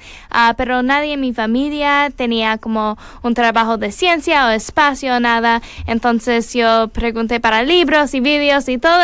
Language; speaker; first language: Spanish; non-native, learner; English